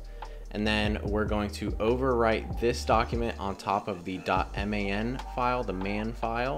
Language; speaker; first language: English; native; English